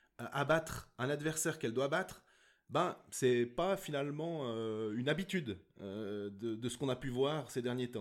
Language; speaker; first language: French; native; French